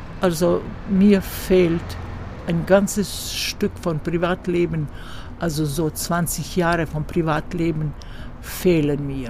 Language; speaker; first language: German; non-native, fluent; Croatian